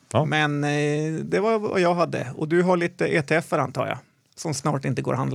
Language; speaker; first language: Swedish; native; Swedish